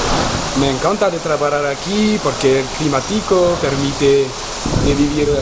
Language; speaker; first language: Spanish; non-native, learner; French